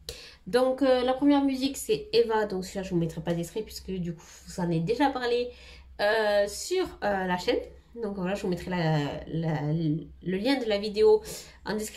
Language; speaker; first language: French; native; French